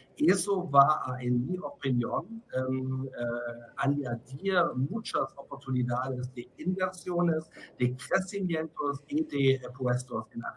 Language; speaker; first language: Spanish; non-native, fluent; German